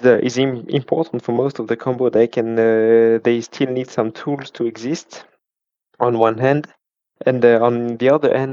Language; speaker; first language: English; non-native, fluent; French